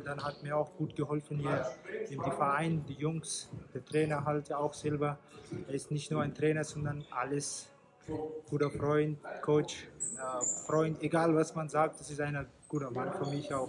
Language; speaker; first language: German; non-native, fluent; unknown